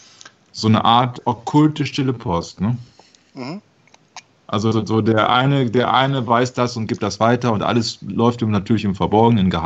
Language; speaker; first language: German; native; German